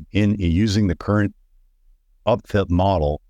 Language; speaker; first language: English; native; English